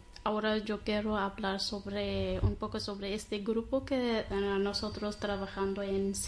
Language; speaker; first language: Spanish; non-native, learner; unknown